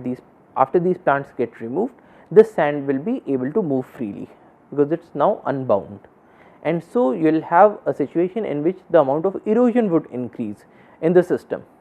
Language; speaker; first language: English; non-native, local second language; Hindi